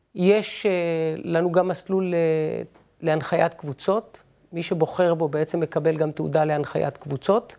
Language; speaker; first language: Hebrew; native; Hebrew